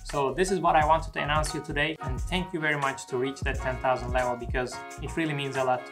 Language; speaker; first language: English; non-native, fluent; Turkish